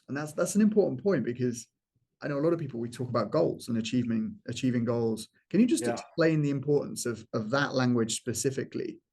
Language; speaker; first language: English; native; English